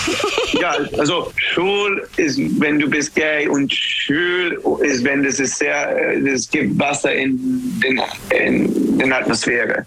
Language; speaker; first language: German; non-native, learner; English